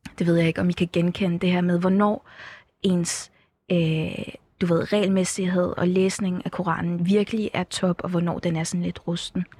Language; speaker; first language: Danish; native; Danish